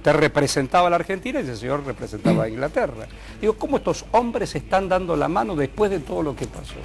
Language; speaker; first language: Spanish; native; Spanish